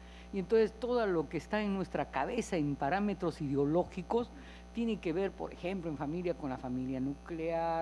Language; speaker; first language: Spanish; native; Spanish